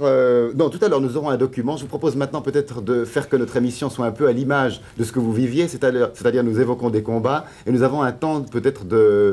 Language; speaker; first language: French; native; French